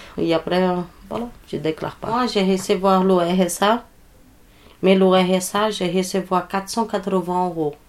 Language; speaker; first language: French; early bilingual, other home language; Portuguese